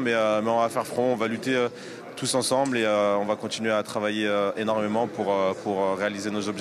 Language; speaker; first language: French; native; French